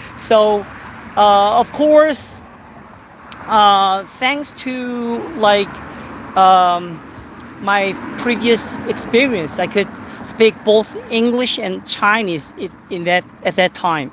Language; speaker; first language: English; non-native, fluent; Korean